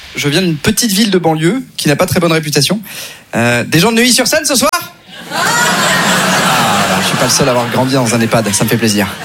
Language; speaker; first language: French; native; French